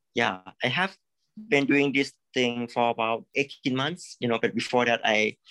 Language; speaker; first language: English; non-native, learner; Thai